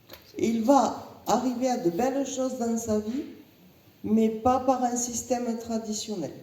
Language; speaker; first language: French; native; French